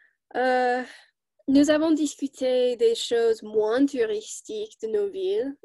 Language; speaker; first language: French; non-native, learner; English